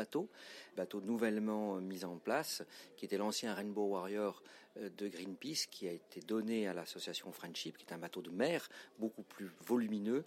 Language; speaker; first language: French; native; French